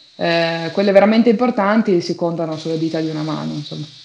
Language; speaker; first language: Italian; native; Italian